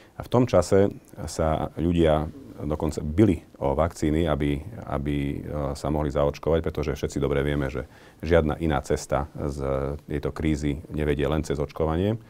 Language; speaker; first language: Slovak; non-native, local second language; Hungarian